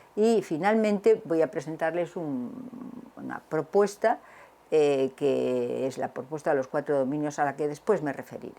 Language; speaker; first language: Spanish; native; Spanish